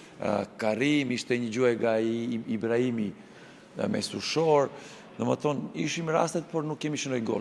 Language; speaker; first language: Albanian; non-native, learner; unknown